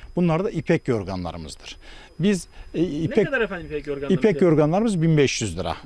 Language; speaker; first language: Turkish; native; Turkish